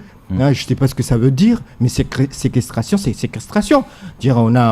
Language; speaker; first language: French; non-native, local second language; Comorian